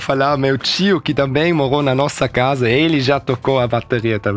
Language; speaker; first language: Portuguese; early bilingual, heritage; German